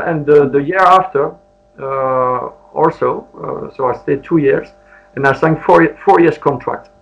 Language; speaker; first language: English; non-native, learner; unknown